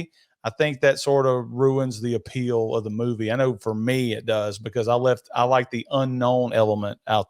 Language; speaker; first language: English; native; English